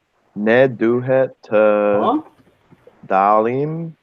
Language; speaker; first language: Albanian; non-native, learner; English